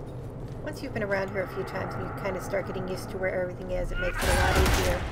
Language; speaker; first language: English; native; English